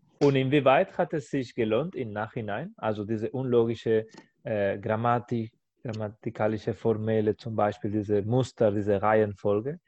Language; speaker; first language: German; non-native, fluent; Spanish